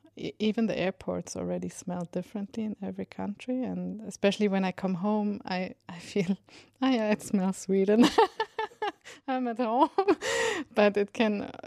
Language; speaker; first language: English; non-native, fluent; Swedish